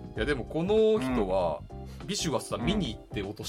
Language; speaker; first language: Japanese; native; Japanese